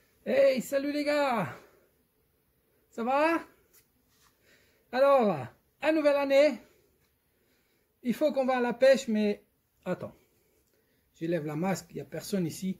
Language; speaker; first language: French; non-native, fluent; Portuguese